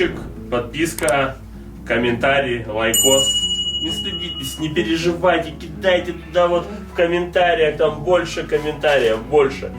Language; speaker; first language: Russian; native; Russian